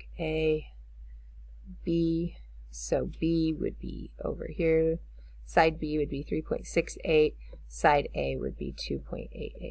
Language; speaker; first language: English; native; English